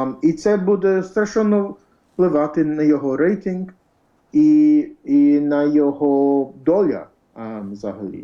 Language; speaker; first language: Ukrainian; early bilingual, heritage; Ukrainian